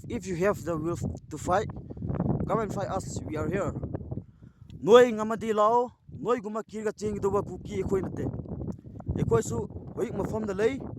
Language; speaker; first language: Manipuri; non-native, local second language; Thado Chin